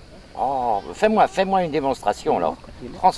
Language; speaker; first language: French; native; French